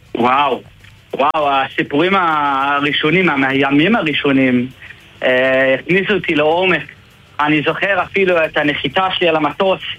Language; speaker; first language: Hebrew; non-native, fluent; English